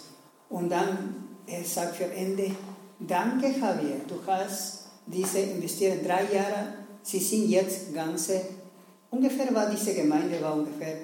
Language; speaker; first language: German; non-native, learner; Spanish